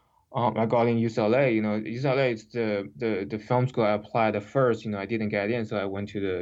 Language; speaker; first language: English; non-native, fluent; Chinese